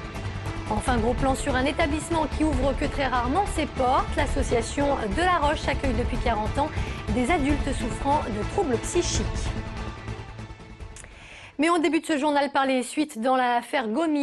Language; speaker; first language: French; native; French